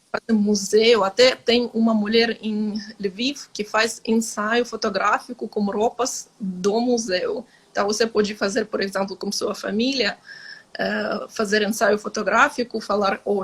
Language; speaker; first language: Portuguese; non-native, fluent; Ukrainian